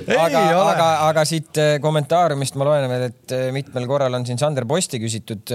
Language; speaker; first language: Estonian; native; Estonian